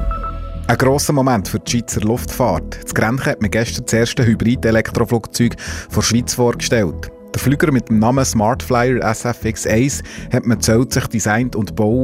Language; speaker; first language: German; native; German